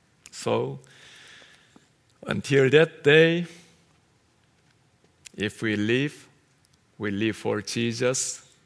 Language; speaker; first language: English; non-native, fluent; Korean